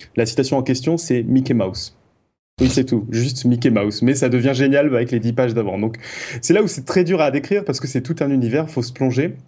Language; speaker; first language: French; native; French